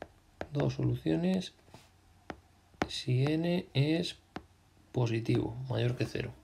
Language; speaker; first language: Spanish; native; Spanish